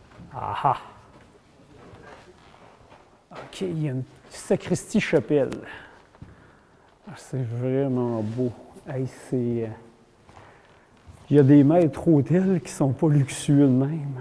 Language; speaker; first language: French; native; French